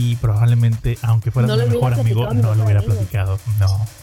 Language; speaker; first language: Spanish; native; Spanish